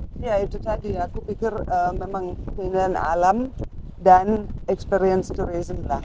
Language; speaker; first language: Indonesian; non-native, fluent; German